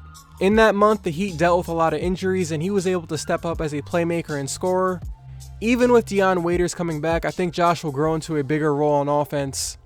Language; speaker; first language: English; native; English